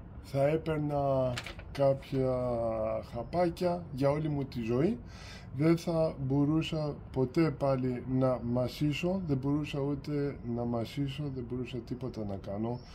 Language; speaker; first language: Greek; early bilingual, heritage; Greek